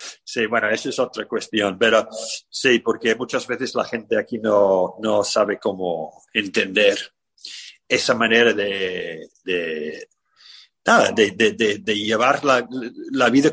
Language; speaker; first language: Spanish; non-native, fluent; English